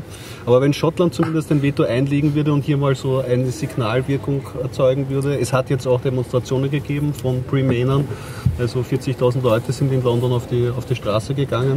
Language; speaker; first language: German; native; German